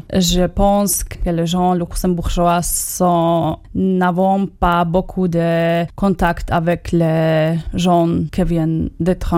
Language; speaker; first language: French; non-native, learner; Slovak